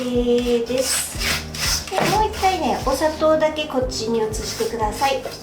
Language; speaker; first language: Japanese; native; Japanese